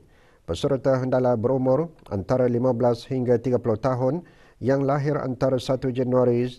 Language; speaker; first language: Malay; native; Malay